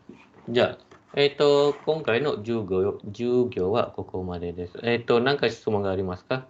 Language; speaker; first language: Japanese; non-native, fluent; Malay